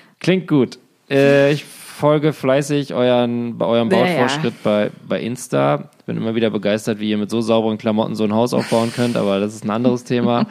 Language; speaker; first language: German; native; German